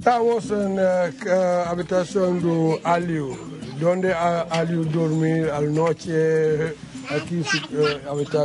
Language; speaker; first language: Spanish; non-native, learner; Wolof